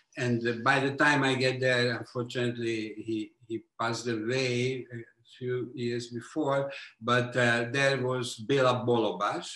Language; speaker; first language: English; non-native, fluent; Hungarian